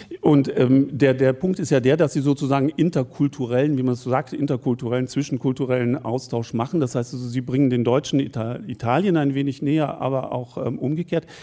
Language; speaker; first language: German; native; German